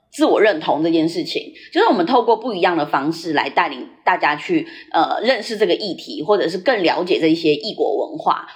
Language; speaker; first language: Chinese; early bilingual, heritage; Chinese